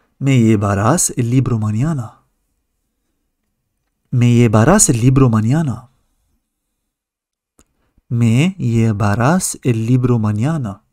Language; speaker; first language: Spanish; non-native, fluent; Arabic